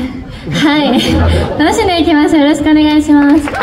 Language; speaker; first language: Japanese; native; Japanese